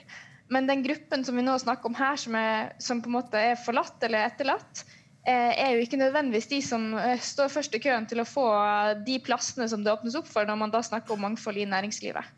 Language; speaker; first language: Norwegian; native; Norwegian